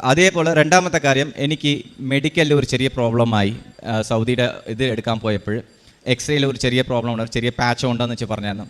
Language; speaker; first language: Malayalam; early bilingual, heritage; Malayalam